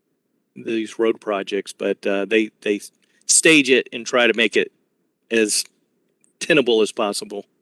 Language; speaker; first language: English; native; English